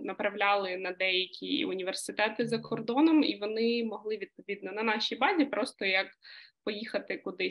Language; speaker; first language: Ukrainian; native; Ukrainian